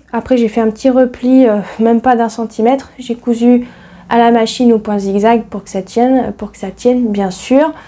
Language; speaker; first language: French; native; French